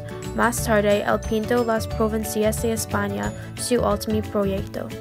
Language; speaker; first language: Spanish; non-native, learner; English